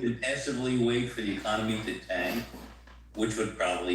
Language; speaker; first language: English; native; English